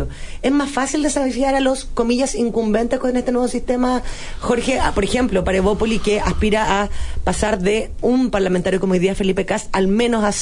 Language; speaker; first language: Spanish; native; Spanish